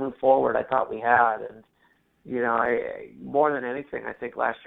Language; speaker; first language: English; native; English